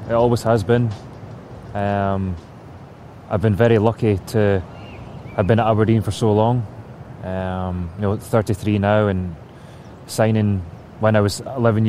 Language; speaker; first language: English; native; English